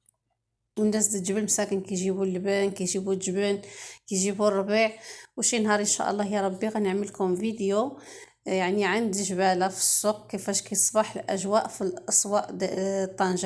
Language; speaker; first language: Arabic; native; Arabic